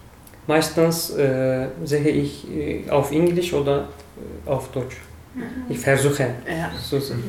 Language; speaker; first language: German; non-native, learner; Turkish